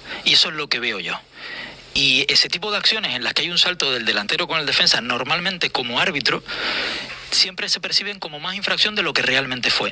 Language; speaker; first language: Spanish; native; Spanish